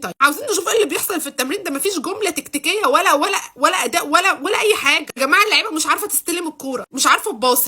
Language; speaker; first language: Arabic; native; Arabic